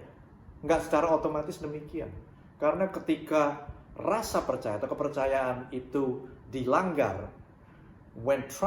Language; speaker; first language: Indonesian; native; Indonesian